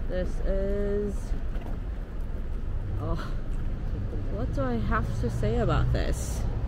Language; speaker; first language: English; non-native, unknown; Korean